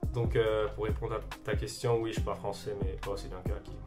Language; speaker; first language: French; early bilingual, other home language; Finnish